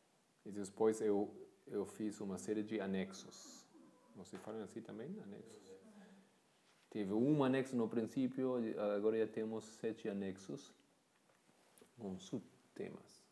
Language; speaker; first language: Portuguese; non-native, fluent; Spanish